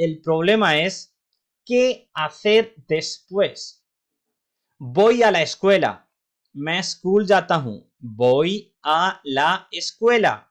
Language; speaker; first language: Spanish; non-native, fluent; Urdu